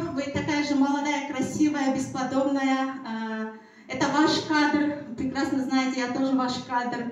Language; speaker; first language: Russian; non-native, local second language; Kyrgyz